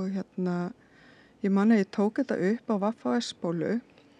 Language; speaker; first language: Icelandic; native; Icelandic